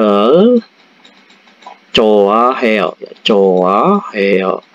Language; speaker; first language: Korean; non-native, fluent; Indonesian